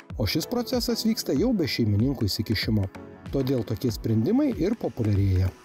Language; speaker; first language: Lithuanian; native; Lithuanian